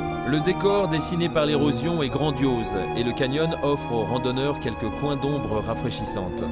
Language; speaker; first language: French; native; French